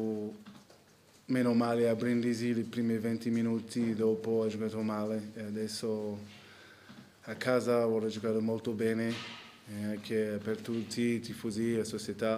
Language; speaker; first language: Italian; non-native, learner; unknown